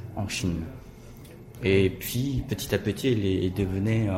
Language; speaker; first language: French; non-native, fluent; Korean